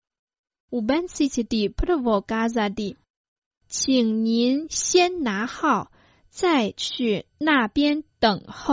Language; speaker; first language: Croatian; non-native, fluent; Chinese